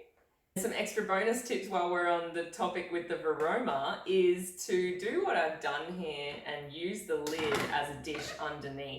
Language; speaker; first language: English; native; English